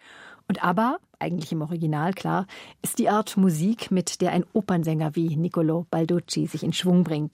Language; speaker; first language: German; native; German